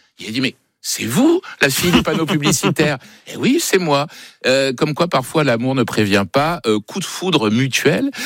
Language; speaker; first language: French; native; French